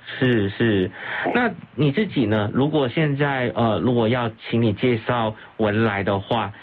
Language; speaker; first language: Chinese; native; Chinese